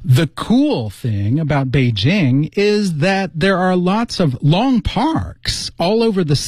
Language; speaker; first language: English; native; English